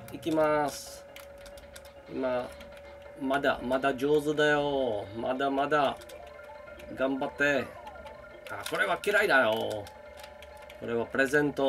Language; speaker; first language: Japanese; non-native, learner; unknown